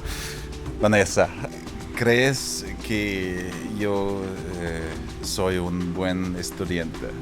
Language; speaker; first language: Spanish; non-native, learner; Danish